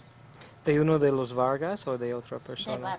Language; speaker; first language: Spanish; non-native, learner; English